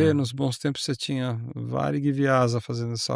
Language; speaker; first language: Portuguese; native; Portuguese